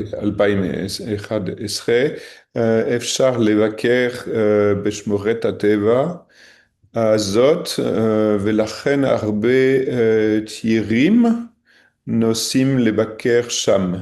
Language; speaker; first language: Hebrew; non-native, learner; French